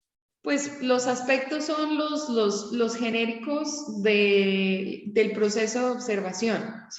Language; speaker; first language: Spanish; native; Spanish